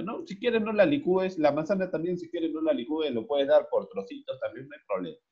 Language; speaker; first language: Spanish; native; Spanish